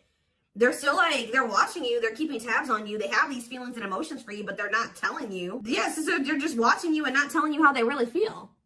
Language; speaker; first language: English; native; English